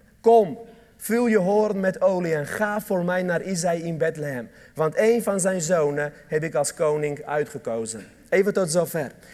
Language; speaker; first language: Dutch; early bilingual, other home language; Armenian